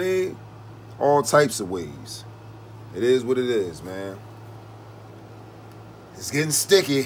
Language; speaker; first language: English; native; English